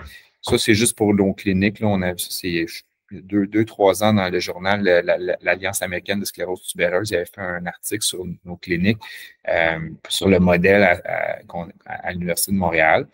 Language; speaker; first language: French; native; French